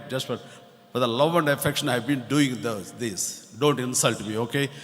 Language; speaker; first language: English; non-native, local second language; Telugu